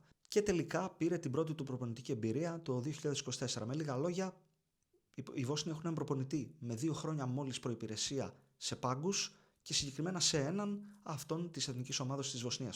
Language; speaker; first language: Greek; native; Greek